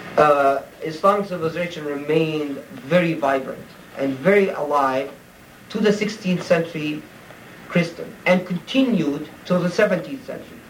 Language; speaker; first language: English; non-native, fluent; Arabic